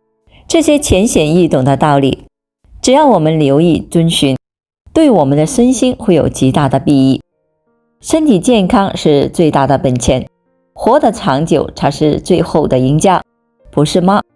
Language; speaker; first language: Chinese; native; Chinese